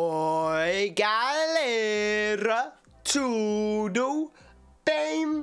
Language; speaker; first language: Portuguese; non-native, learner; English